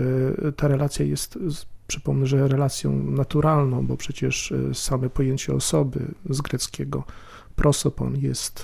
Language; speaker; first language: Polish; native; Polish